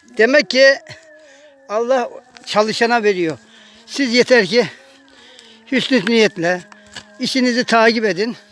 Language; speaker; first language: Turkish; native; Turkish